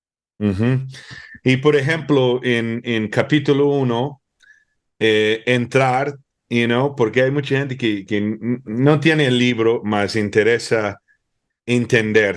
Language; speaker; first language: Spanish; early bilingual, heritage; Spanish